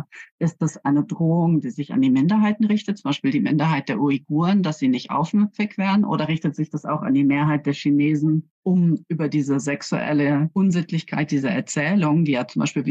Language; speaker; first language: German; native; German